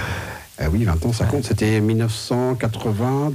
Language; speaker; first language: French; native; French